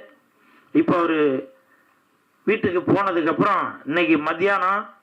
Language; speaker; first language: Tamil; native; Tamil